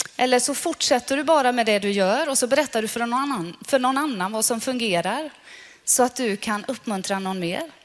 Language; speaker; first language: Swedish; non-native, fluent; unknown